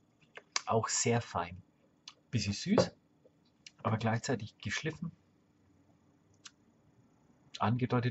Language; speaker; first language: German; native; German